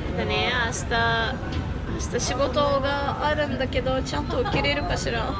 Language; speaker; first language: Japanese; non-native, fluent; Russian